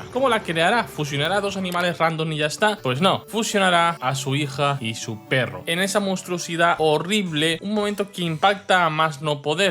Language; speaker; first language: Spanish; native; Spanish